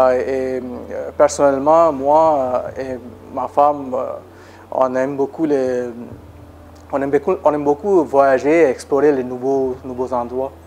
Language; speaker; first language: French; non-native, learner; Bangla